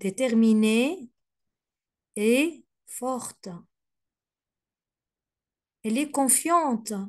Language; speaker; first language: French; non-native, fluent; Arabic